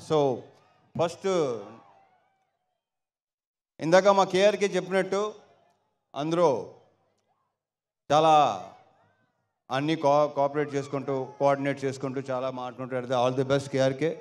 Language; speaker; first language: Telugu; native; Telugu